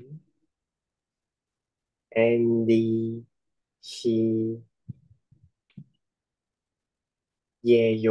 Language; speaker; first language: Korean; non-native, learner; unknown